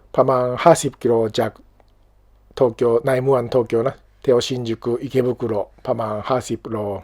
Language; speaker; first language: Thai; non-native, learner; Japanese